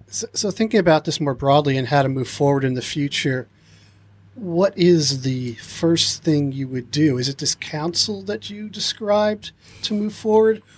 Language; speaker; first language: English; native; English